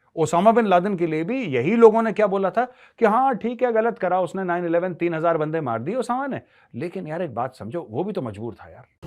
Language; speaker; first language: Hindi; native; Hindi